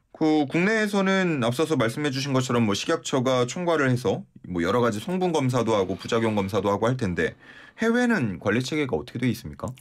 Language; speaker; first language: Korean; native; Korean